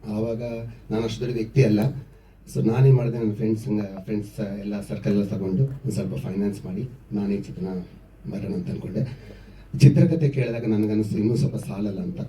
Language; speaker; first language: Kannada; native; Kannada